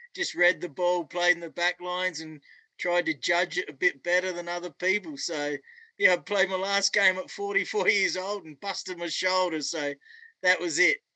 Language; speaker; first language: English; native; English